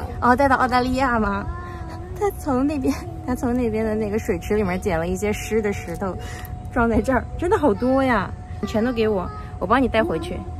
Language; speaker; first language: Chinese; native; Chinese